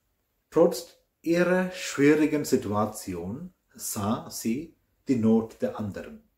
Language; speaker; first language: German; non-native, fluent; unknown